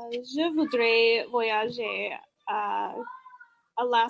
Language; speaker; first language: French; non-native, learner; English